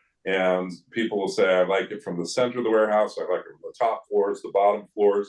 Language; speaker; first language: English; native; English